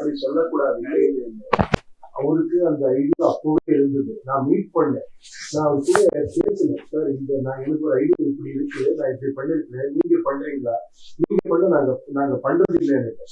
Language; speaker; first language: Tamil; non-native, learner; Kannada